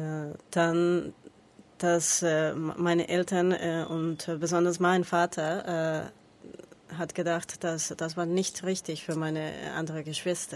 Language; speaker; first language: German; non-native, learner; Spanish